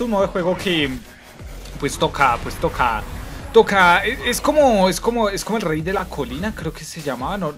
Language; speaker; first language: Spanish; native; Spanish